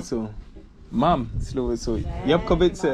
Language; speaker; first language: Czech; non-native, learner; English